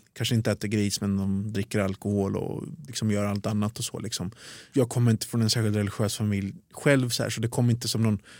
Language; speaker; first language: Swedish; early bilingual, other home language; Bosnian